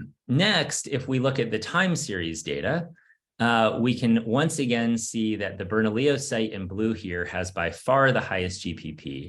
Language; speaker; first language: English; native; English